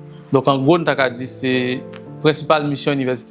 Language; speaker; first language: Haitian Creole; native; Haitian Creole